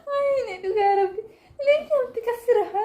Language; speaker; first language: Arabic; non-native, learner; Oromo